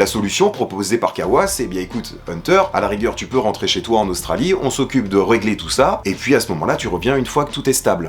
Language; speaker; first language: French; native; French